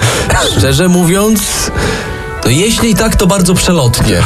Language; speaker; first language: Polish; native; Polish